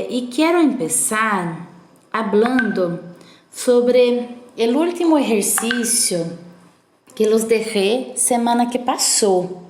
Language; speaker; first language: Spanish; non-native, learner; Portuguese